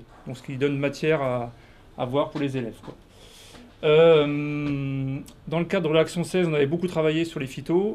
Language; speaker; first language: French; native; French